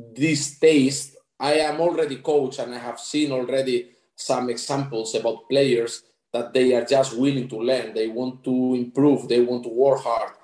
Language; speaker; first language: English; non-native, fluent; Spanish